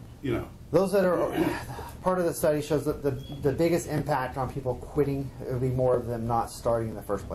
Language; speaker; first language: English; native; English